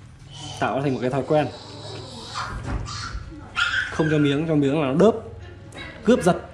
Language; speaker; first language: Vietnamese; native; Vietnamese